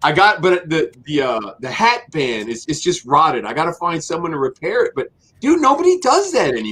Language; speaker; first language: English; native; English